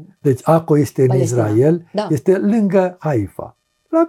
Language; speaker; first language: Romanian; native; Romanian